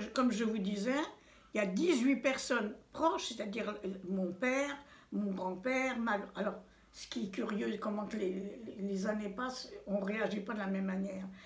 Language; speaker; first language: French; early bilingual, other home language; Yiddish